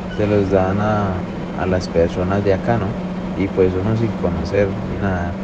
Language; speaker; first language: Spanish; native; Spanish